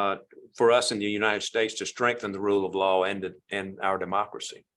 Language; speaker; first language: English; native; English